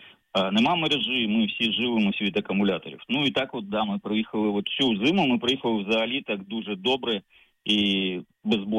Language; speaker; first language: Ukrainian; native; Ukrainian